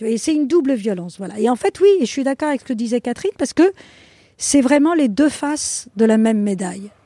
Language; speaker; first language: French; non-native, fluent; Spanish